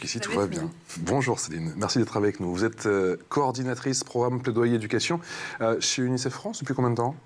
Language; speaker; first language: French; native; French